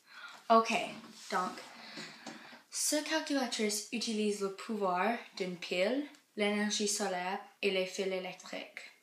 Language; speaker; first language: French; non-native, learner; English